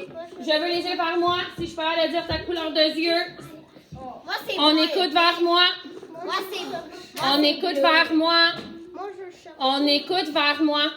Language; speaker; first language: French; native; French